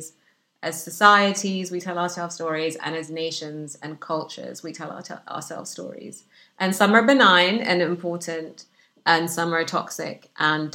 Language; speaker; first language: English; non-native, fluent; Arabic